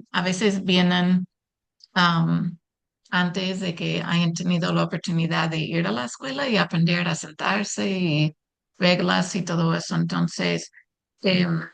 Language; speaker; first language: Spanish; non-native, fluent; English